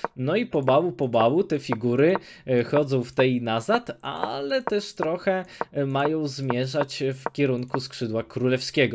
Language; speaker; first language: Polish; native; Polish